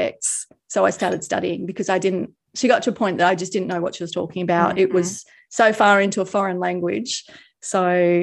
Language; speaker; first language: English; native; English